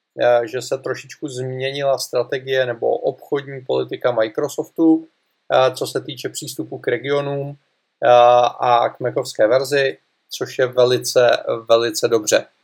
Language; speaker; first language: Czech; native; Czech